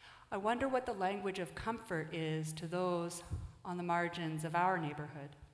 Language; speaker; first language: English; native; English